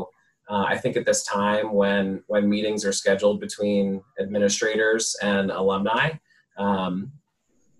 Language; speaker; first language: English; native; English